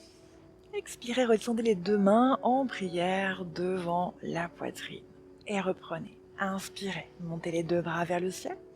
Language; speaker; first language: French; native; French